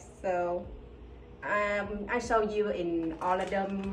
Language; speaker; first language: English; non-native, learner; Vietnamese